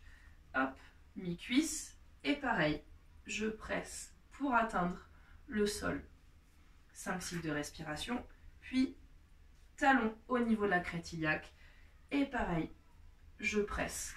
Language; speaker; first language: French; native; French